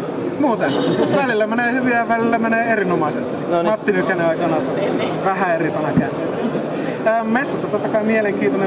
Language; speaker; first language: Finnish; native; Finnish